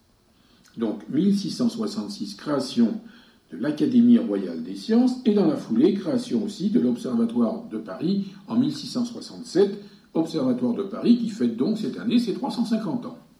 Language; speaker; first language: French; native; French